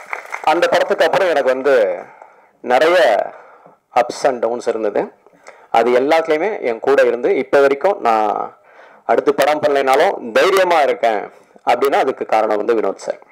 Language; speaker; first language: Tamil; native; Tamil